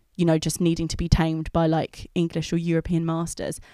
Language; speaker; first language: English; native; English